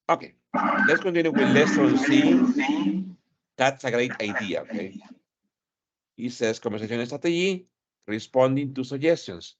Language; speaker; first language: English; non-native, fluent; Spanish